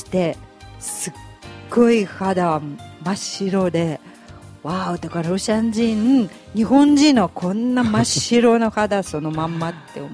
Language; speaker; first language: Japanese; non-native, fluent; Russian